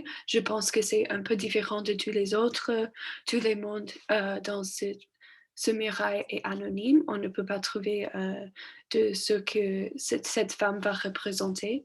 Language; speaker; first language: French; non-native, learner; English